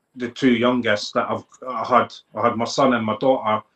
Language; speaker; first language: English; native; English